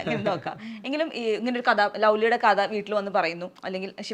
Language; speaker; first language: Malayalam; native; Malayalam